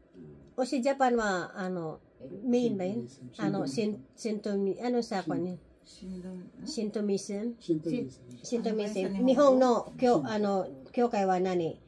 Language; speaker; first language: Japanese; non-native, learner; Filipino